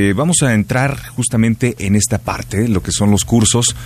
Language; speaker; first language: Spanish; native; Spanish